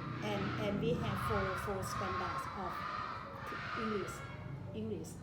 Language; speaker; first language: English; non-native, learner; Thai